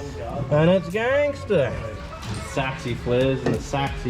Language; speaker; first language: English; native; English